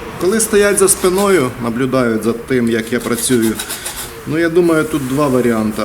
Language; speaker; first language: Ukrainian; non-native, local second language; Russian